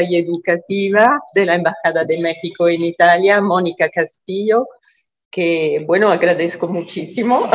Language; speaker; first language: Spanish; non-native, fluent; Italian